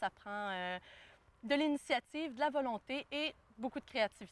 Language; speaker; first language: French; native; French